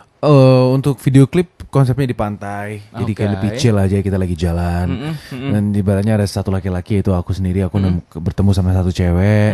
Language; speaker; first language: Indonesian; native; Indonesian